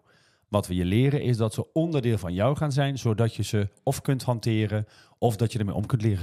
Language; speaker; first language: Dutch; native; Dutch